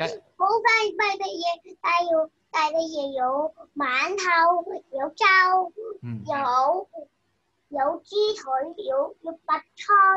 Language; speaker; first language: Cantonese; early bilingual, other home language; Chinese